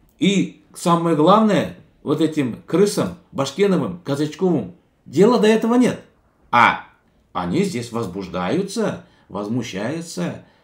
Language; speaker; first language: Russian; non-native, local second language; Kazakh